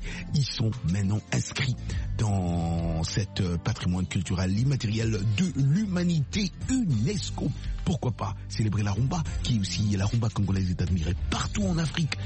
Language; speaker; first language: French; non-native, local second language; Lingala